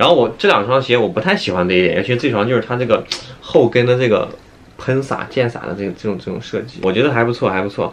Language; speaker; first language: Chinese; native; Chinese